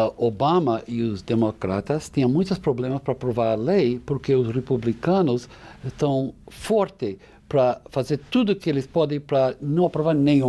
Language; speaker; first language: Portuguese; non-native, fluent; English